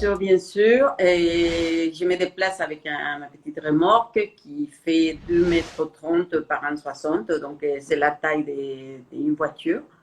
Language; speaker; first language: French; non-native, fluent; Spanish